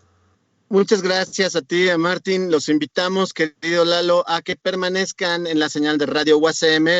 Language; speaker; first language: Spanish; native; Spanish